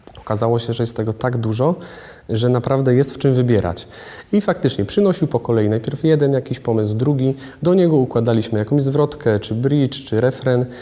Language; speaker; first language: Polish; native; Polish